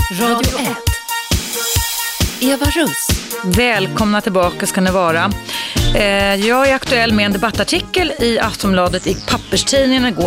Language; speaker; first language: Swedish; native; Swedish